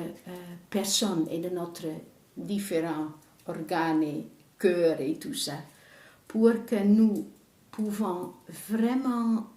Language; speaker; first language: French; non-native, fluent; Dutch